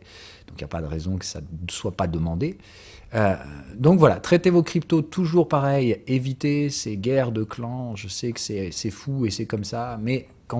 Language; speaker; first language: French; native; French